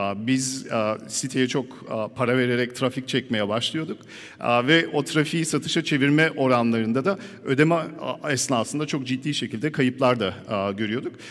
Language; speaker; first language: Turkish; early bilingual, heritage; Turkish